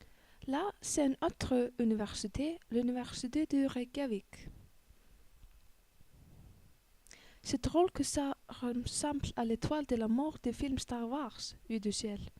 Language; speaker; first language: French; non-native, learner; Icelandic